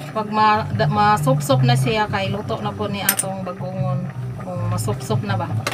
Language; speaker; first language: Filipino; non-native, local second language; Cebuano